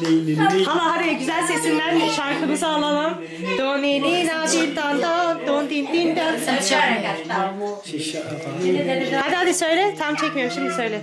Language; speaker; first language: Turkish; native; Turkish